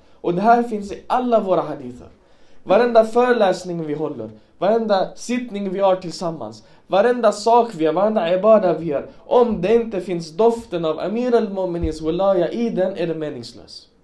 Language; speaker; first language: Swedish; early bilingual, other home language; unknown